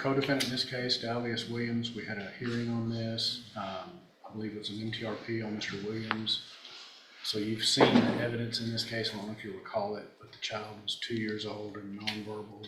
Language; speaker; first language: English; native; English